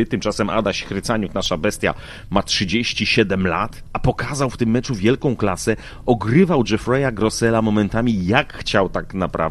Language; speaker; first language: Polish; native; Polish